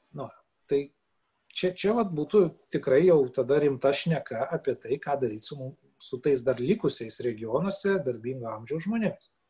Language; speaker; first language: Lithuanian; native; Lithuanian